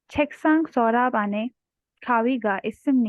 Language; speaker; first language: Korean; non-native, learner; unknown